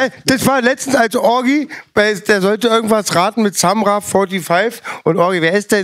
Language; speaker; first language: German; native; German